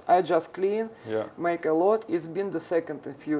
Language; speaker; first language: English; non-native, learner; Russian